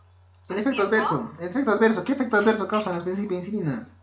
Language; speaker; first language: Spanish; native; Spanish